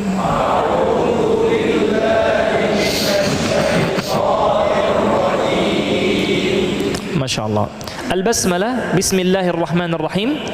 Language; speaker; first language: Malay; non-native, fluent; Arabic